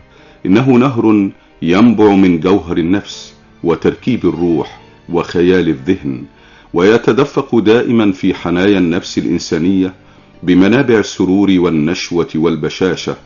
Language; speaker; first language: Arabic; native; Arabic